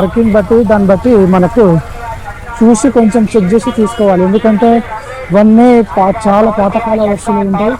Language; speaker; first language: Telugu; native; Telugu